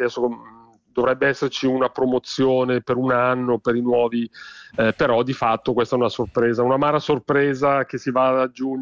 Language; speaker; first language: Italian; native; Italian